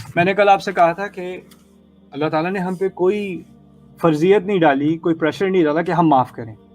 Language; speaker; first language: Urdu; early bilingual, heritage; Urdu